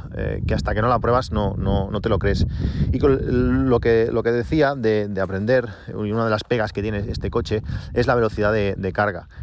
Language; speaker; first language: Spanish; native; Spanish